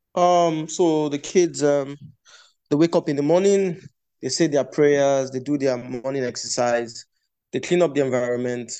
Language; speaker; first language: English; non-native, local second language; Yoruba